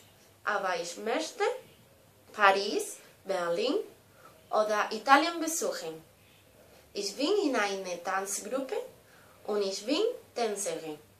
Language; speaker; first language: German; non-native, learner; Spanish